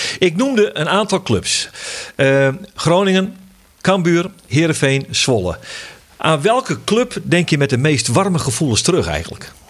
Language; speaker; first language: Dutch; non-native, local second language; Western Frisian